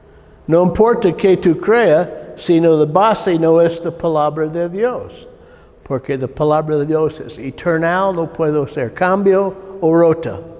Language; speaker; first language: Spanish; non-native, learner; English